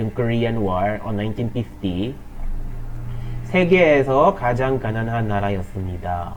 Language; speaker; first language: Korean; non-native, fluent; Filipino